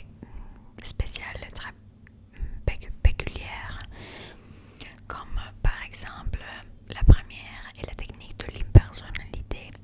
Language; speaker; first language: French; non-native, learner; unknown